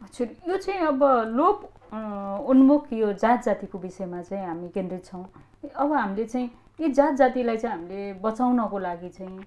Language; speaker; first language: Nepali; native; Nepali